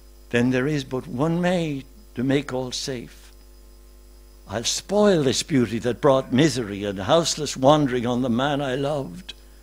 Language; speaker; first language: English; native; English